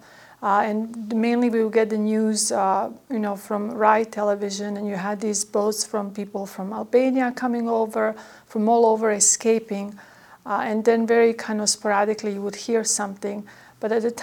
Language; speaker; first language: English; non-native, fluent; Croatian